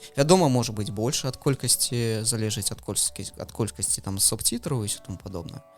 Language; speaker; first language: Belarusian; non-native, local second language; Russian